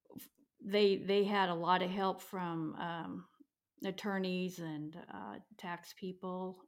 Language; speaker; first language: English; native; English